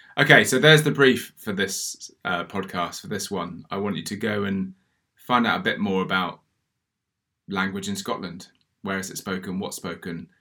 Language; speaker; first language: English; native; English